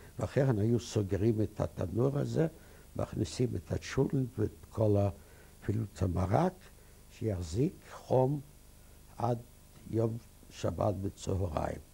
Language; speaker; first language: Hebrew; non-native, fluent; Yiddish